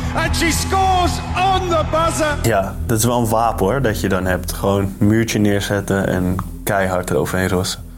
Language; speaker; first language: Dutch; native; Dutch